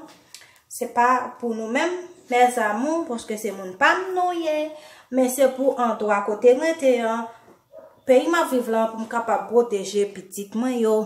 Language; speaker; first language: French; non-native, learner; Haitian Creole